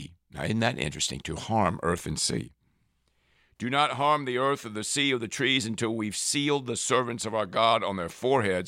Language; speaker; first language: English; native; English